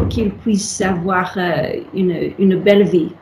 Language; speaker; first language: French; non-native, learner; English